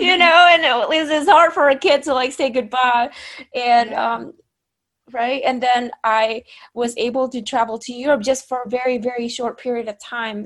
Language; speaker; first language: English; non-native, fluent; Indonesian